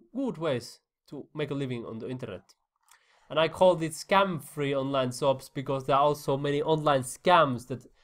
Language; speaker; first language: English; non-native, fluent; Finnish